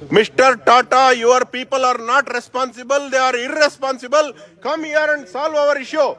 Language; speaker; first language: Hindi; non-native, local second language; Kannada